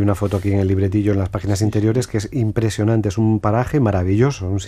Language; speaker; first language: Spanish; native; Spanish